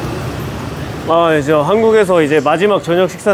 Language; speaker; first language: Korean; native; Korean